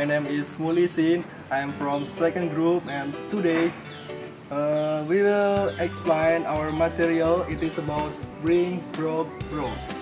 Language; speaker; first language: English; non-native, learner; Indonesian